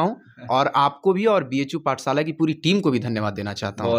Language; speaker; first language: Hindi; native; Hindi